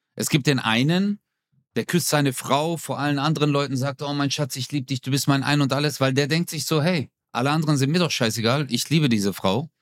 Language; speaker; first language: German; native; German